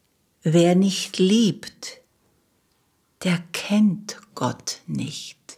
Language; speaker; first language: German; native; German